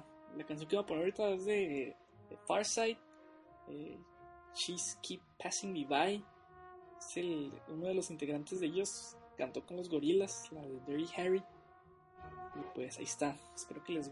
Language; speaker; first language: Spanish; native; Spanish